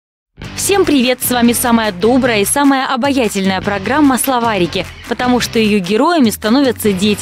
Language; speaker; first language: Russian; native; Russian